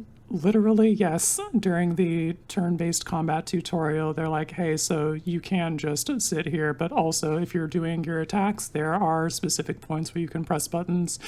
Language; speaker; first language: English; native; English